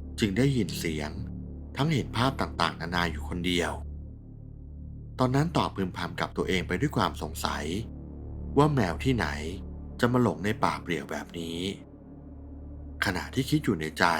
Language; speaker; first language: Thai; native; Thai